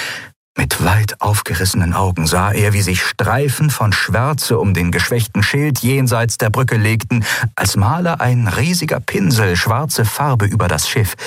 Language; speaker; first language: German; native; German